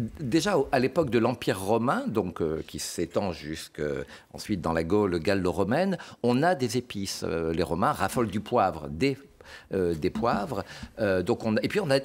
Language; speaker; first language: French; native; French